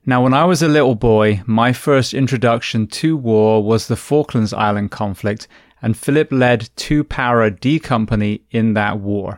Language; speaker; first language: English; native; English